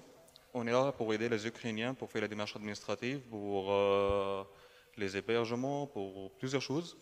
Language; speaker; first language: French; non-native, fluent; Arabic